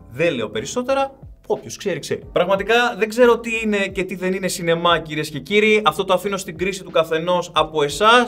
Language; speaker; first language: Greek; native; Greek